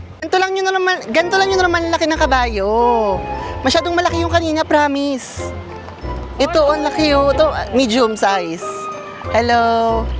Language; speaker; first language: Filipino; native; Filipino